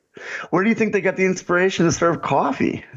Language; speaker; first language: English; native; English